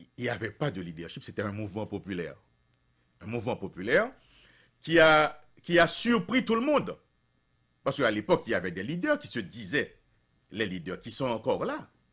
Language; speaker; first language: French; non-native, local second language; Haitian Creole